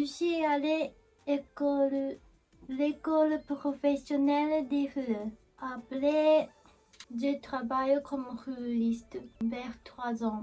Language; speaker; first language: French; non-native, learner; Japanese